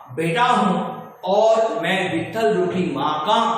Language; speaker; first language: Hindi; non-native, local second language; Marathi